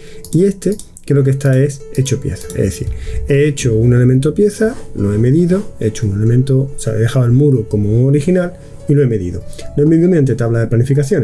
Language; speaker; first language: Spanish; native; Spanish